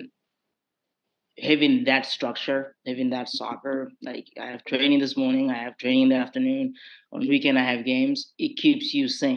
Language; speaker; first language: English; non-native, local second language; Southern Sotho